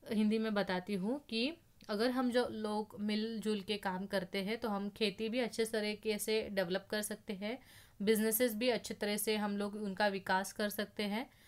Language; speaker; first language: Hindi; non-native, local second language; Marathi